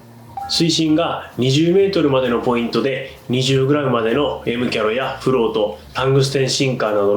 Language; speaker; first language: Japanese; native; Japanese